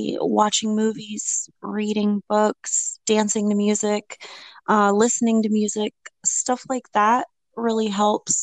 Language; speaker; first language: English; native; English